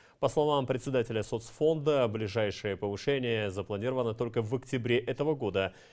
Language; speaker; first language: Russian; non-native, local second language; Kyrgyz